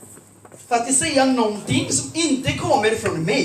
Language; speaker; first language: Swedish; non-native, fluent; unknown